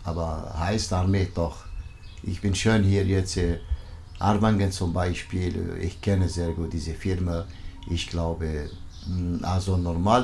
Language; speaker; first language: German; non-native, learner; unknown